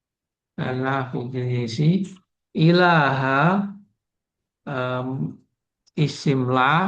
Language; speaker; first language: Arabic; non-native, learner; Indonesian